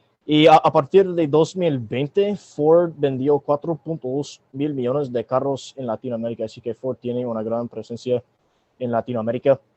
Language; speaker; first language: Spanish; non-native, fluent; English